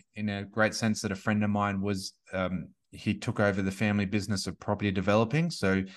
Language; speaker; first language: English; native; English